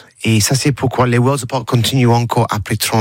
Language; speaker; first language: French; non-native, learner; English